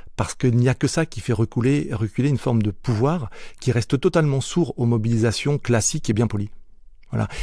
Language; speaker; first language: French; native; French